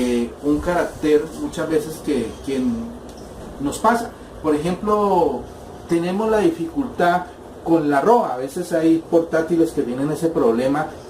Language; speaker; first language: Spanish; native; Spanish